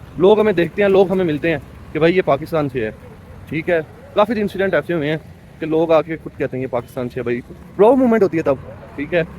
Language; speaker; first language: Urdu; non-native, local second language; Punjabi